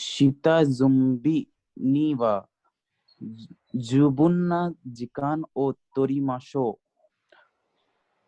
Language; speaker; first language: Japanese; non-native, learner; Hindi